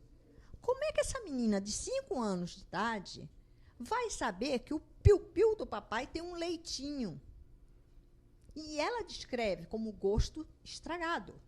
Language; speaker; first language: Portuguese; native; Portuguese